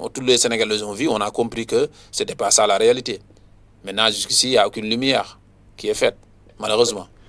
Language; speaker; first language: French; non-native, local second language; Wolof